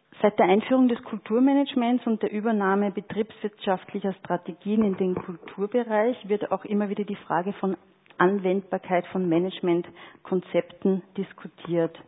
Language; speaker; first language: German; native; German